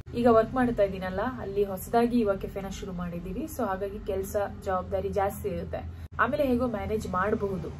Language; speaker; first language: Kannada; native; Kannada